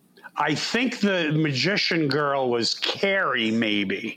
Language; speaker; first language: English; native; English